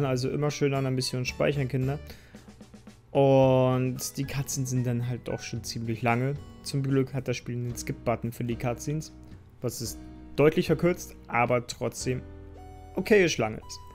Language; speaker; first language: German; native; German